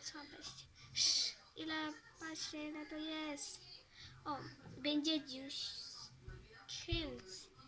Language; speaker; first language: Polish; early bilingual, heritage; Polish